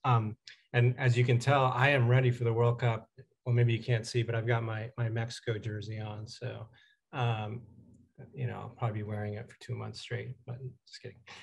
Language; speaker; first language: English; non-native, fluent; Spanish